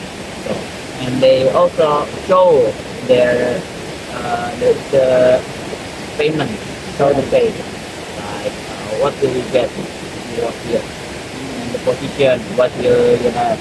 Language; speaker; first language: English; non-native, learner; Indonesian